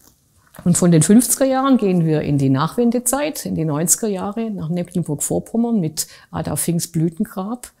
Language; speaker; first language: German; native; German